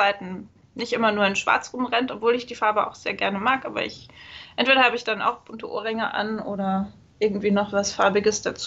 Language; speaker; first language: German; native; German